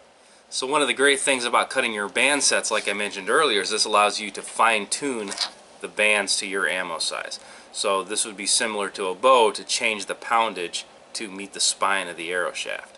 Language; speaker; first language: English; native; English